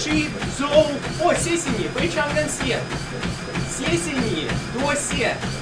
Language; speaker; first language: Chinese; non-native, learner; Russian